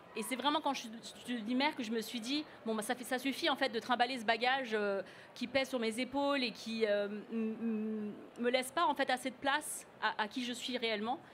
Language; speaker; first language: French; early bilingual, other home language; Cantonese